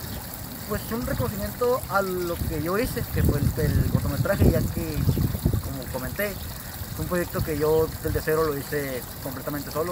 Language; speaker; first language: Spanish; native; Spanish